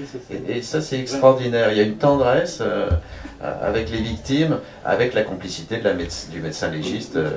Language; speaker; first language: French; native; French